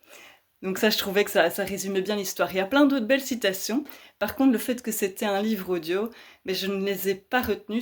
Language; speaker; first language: French; native; French